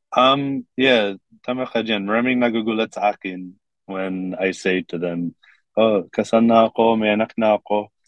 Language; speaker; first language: Filipino; non-native, fluent; English